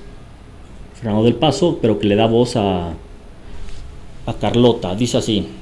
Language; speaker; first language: Spanish; native; Spanish